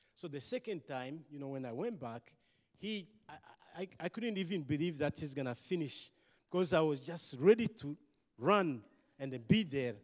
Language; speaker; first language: English; non-native, local second language; Kinyarwanda